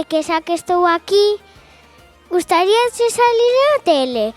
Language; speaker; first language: Galician; non-native, local second language; Spanish